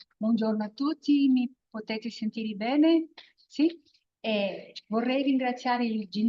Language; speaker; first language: Italian; non-native, fluent; Portuguese